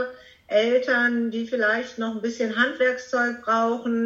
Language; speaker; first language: German; native; German